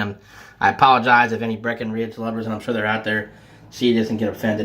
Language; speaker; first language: English; native; English